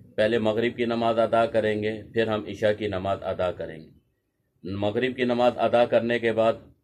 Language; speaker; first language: Urdu; non-native, local second language; Punjabi